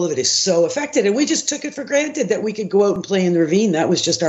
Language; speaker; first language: English; native; English